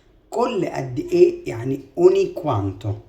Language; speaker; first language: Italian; non-native, fluent; Arabic